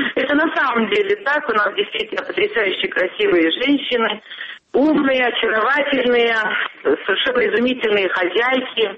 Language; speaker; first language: Russian; non-native, local second language; Ossetic